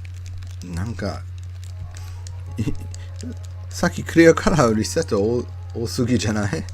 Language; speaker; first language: Japanese; non-native, learner; English